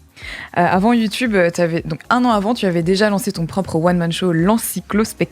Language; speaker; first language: French; native; French